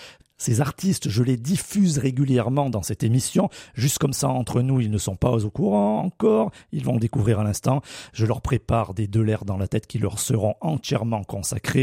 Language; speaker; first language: French; native; French